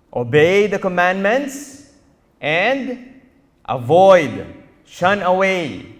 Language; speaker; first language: English; non-native, local second language; Filipino